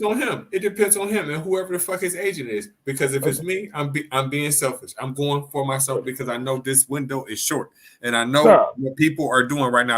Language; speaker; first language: English; native; English